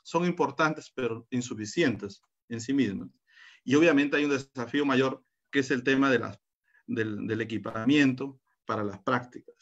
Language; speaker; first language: Spanish; native; Spanish